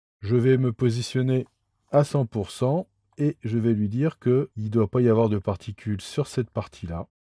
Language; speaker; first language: French; native; French